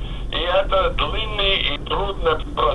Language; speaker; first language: Russian; non-native, fluent; English